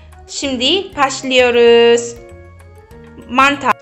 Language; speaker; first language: Turkish; non-native, fluent; Korean